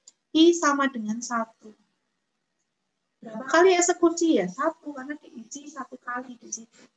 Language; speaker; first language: Indonesian; native; Indonesian